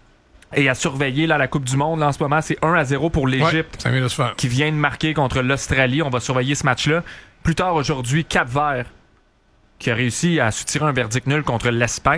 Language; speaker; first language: French; native; French